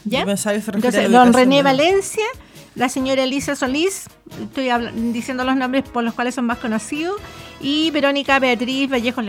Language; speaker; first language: Spanish; native; Spanish